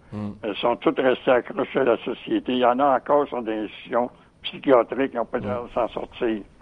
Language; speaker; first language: French; native; French